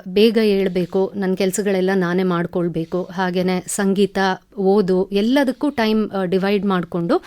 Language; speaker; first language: Kannada; non-native, local second language; Tamil